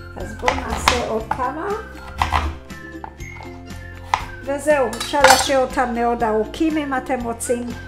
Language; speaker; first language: Hebrew; non-native, fluent; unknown